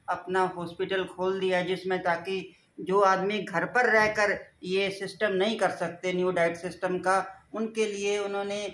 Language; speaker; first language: Hindi; native; Hindi